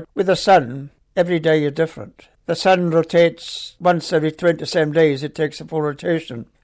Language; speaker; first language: English; native; English